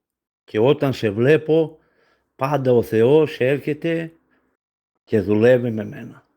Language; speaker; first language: Greek; non-native, fluent; Bulgarian